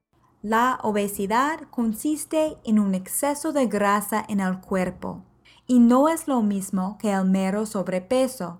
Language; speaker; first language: Spanish; non-native, fluent; English